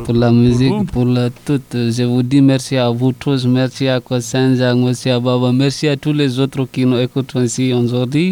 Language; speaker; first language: French; non-native, local second language; Susu